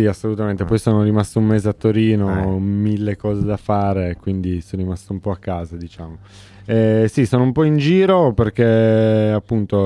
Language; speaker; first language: Italian; native; Italian